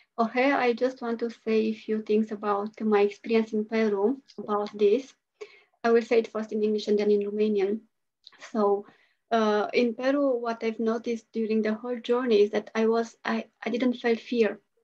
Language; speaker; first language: English; non-native, fluent; Romanian